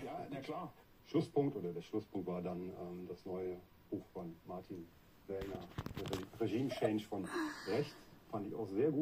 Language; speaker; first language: German; native; German